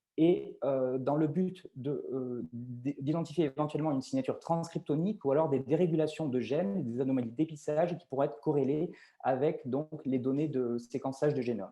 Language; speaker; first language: French; native; French